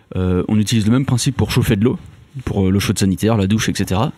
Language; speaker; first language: French; native; French